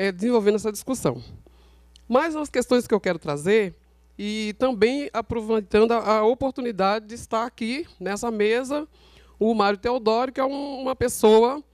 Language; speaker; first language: Portuguese; native; Portuguese